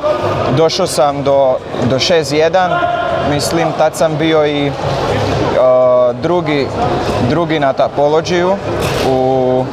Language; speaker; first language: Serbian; non-native, local second language; Slovak